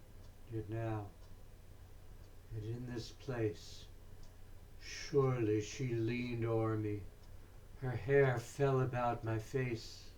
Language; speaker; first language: English; native; English